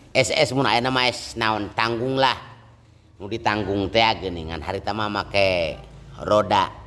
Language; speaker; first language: Sundanese; non-native, fluent; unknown